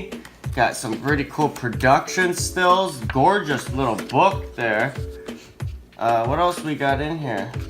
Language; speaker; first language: English; native; English